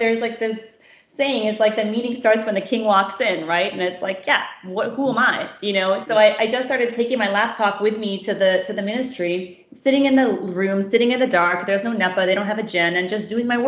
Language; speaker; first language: English; native; English